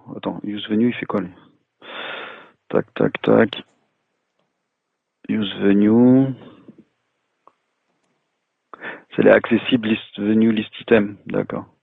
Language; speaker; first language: French; native; French